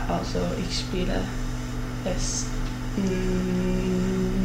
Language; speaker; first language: German; non-native, learner; English